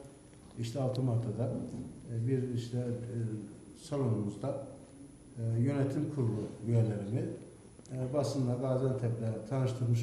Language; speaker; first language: Turkish; native; Turkish